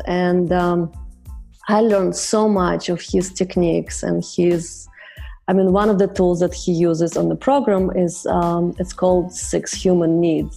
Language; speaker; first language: English; non-native, fluent; Russian